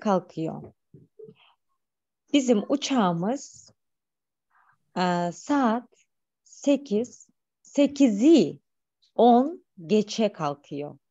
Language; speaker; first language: Turkish; non-native, fluent; Kyrgyz